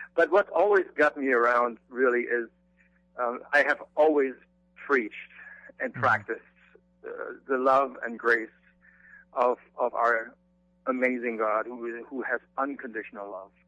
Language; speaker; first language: English; non-native, fluent; German